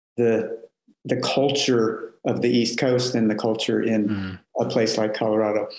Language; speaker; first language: English; native; English